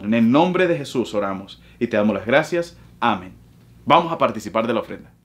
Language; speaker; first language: Spanish; native; Spanish